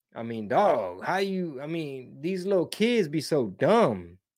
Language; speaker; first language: English; early bilingual, other home language; Spanish